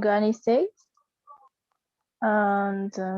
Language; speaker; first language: English; non-native, learner; Spanish